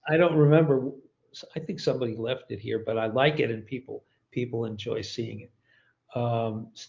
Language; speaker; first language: English; native; English